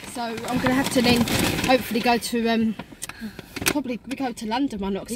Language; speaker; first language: English; native; English